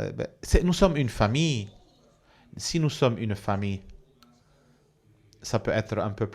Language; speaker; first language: French; non-native, fluent; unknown